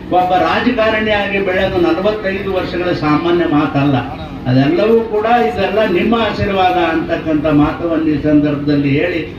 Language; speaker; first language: Kannada; native; Kannada